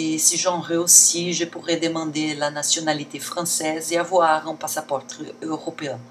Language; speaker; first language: French; non-native, learner; Portuguese